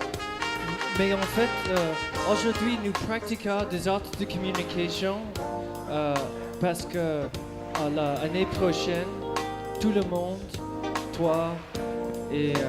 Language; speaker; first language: French; non-native, learner; English